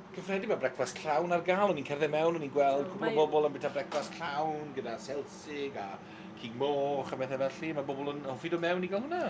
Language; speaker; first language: Welsh; native; Welsh